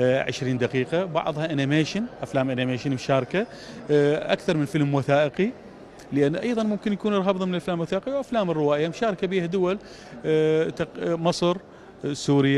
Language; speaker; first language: Arabic; native; Arabic